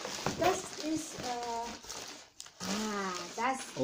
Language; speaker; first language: German; non-native, learner; Filipino